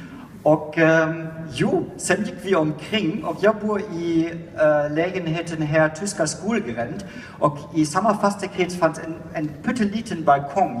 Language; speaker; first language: Swedish; non-native, fluent; German